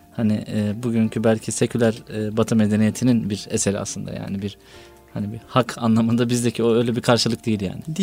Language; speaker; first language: Turkish; native; Turkish